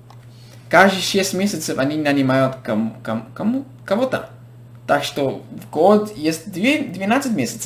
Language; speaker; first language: Russian; non-native, fluent; English